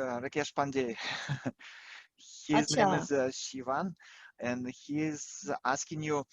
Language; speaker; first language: English; non-native, fluent; Russian